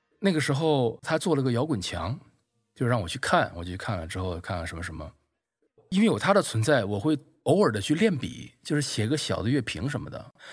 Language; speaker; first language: Chinese; native; Chinese